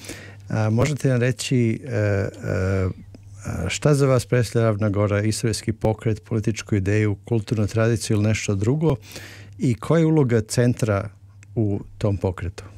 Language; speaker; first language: Serbian; native; Serbian